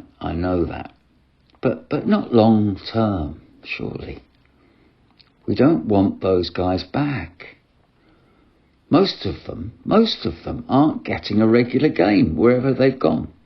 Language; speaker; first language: English; native; English